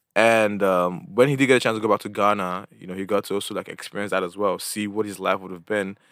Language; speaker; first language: English; non-native, local second language; Igbo